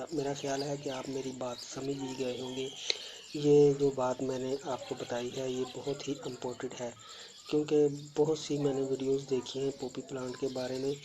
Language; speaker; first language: Urdu; non-native, local second language; Punjabi